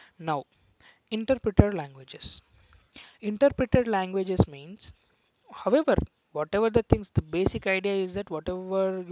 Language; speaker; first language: English; non-native, local second language; Telugu